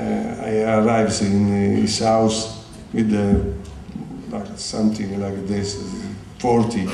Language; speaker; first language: English; non-native, learner; Italian